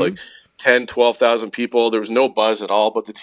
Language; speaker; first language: English; native; English